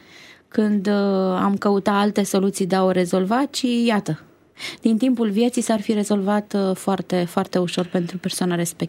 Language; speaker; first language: Romanian; native; Romanian